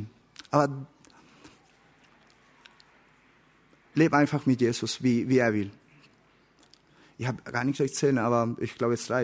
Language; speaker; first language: German; non-native, learner; Spanish